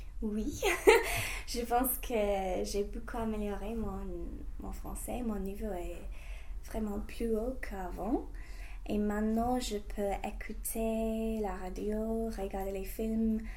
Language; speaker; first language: French; non-native, fluent; English